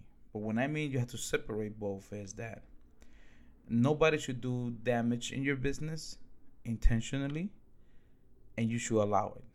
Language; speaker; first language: English; early bilingual, other home language; Spanish